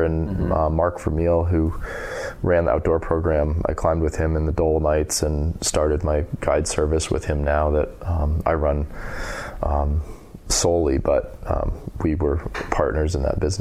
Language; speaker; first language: English; native; English